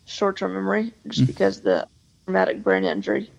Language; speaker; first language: English; native; English